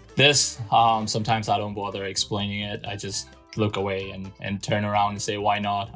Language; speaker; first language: English; non-native, fluent; Burmese